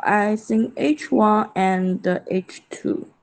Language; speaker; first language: English; non-native, learner; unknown